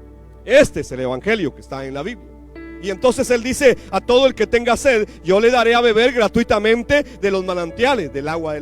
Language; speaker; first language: Spanish; native; Spanish